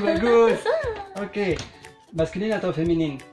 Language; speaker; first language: Indonesian; non-native, fluent; French